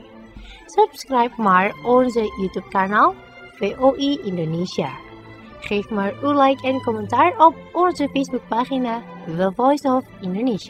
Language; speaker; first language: Dutch; non-native, learner; Indonesian